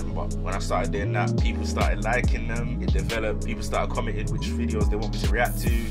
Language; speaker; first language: English; native; English